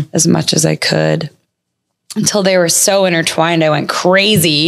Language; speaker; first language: English; native; English